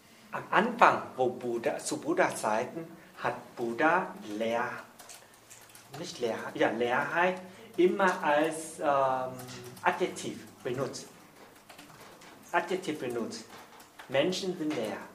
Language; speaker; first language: German; non-native, fluent; Vietnamese